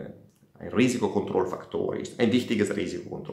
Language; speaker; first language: German; non-native, fluent; Italian